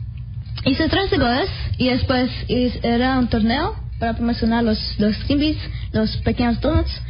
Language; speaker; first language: Spanish; early bilingual, heritage; Spanish